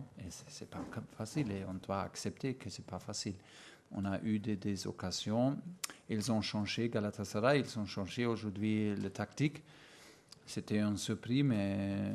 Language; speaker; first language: French; non-native, fluent; German